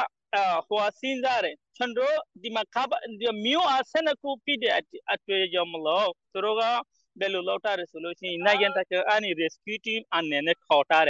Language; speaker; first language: Burmese; non-native, local second language; Rohingya